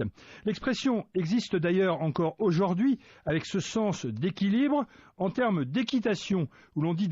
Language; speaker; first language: French; native; French